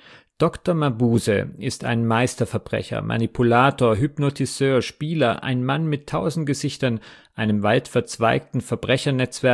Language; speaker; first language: German; native; German